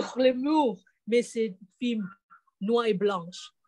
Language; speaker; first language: French; non-native, fluent; Thai